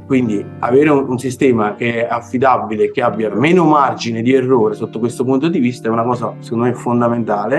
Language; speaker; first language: Italian; native; Italian